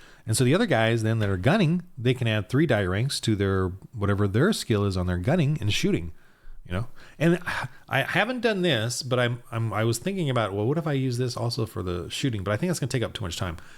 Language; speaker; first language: English; native; English